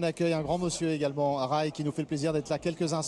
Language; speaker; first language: French; native; French